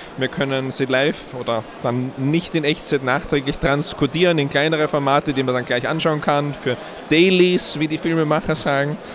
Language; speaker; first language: German; native; German